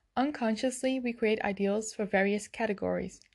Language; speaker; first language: English; non-native, fluent; Dutch